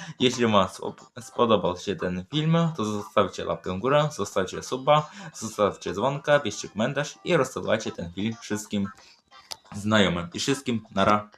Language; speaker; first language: Polish; early bilingual, other home language; Ukrainian